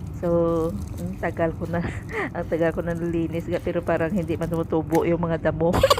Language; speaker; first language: Filipino; non-native, local second language; Cebuano